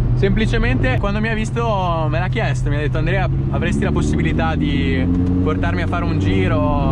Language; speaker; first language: Italian; native; Italian